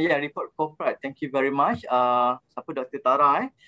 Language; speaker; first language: English; non-native, local second language; Malay